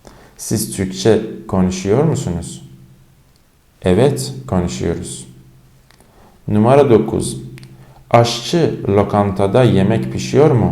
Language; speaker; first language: Turkish; non-native, fluent; Persian